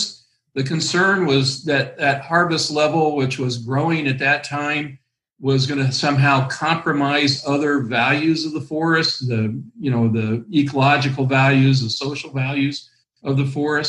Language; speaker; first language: English; native; English